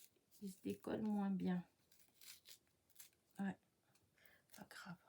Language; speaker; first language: French; native; French